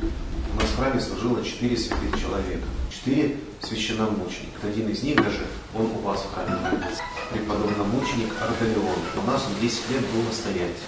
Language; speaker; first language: Russian; native; Russian